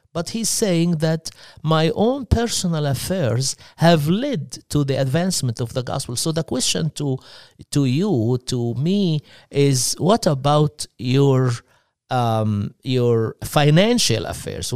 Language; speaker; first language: English; non-native, fluent; Arabic